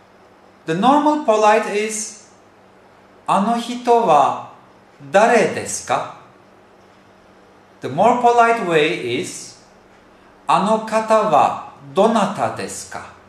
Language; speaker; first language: Japanese; non-native, fluent; Turkish